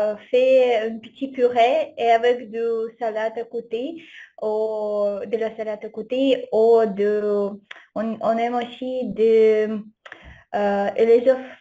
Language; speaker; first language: French; non-native, fluent; Ukrainian